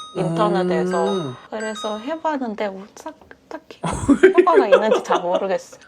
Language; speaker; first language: Korean; non-native, fluent; Indonesian